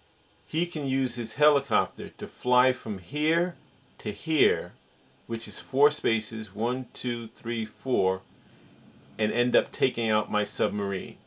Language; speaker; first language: English; native; English